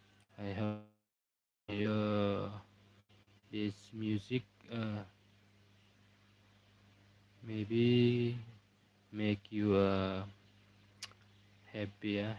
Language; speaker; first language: English; non-native, learner; Indonesian